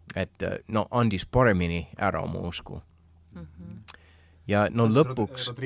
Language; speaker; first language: Estonian; non-native, fluent; English